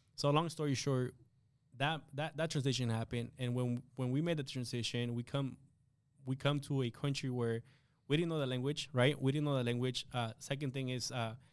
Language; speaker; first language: English; early bilingual, other home language; Spanish